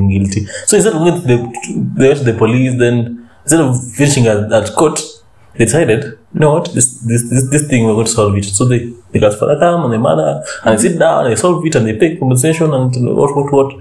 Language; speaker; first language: English; non-native, local second language; Luo (Kenya and Tanzania)